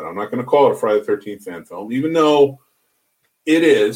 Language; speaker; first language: English; native; English